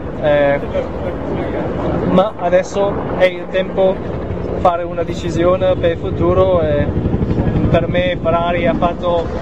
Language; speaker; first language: Italian; non-native, learner; German